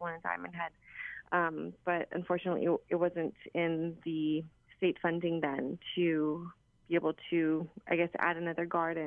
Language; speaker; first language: English; native; English